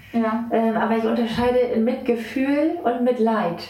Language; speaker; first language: German; native; German